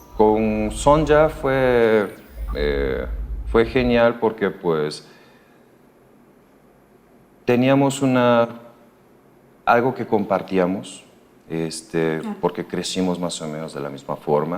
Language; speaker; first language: Spanish; early bilingual, other home language; Korean